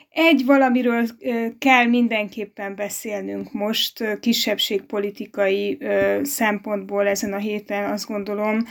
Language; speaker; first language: Hungarian; native; Hungarian